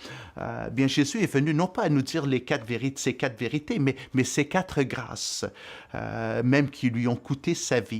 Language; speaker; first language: French; native; French